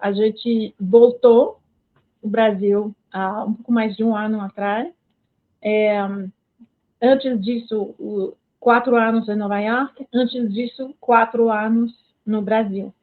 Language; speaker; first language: Portuguese; non-native, fluent; French